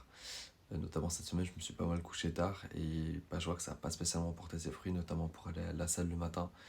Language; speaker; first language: French; native; French